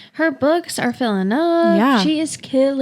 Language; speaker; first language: English; native; English